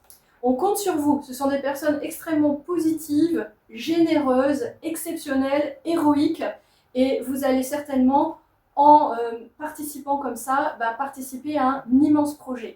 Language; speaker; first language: French; native; French